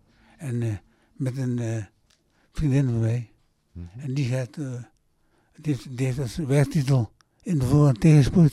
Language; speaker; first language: Dutch; early bilingual, other home language; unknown